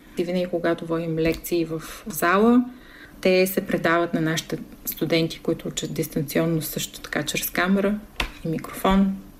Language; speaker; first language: Bulgarian; native; Bulgarian